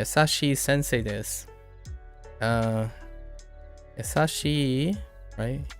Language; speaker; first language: Japanese; non-native, learner; English